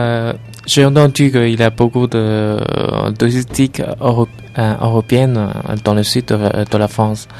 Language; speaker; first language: French; non-native, learner; Chinese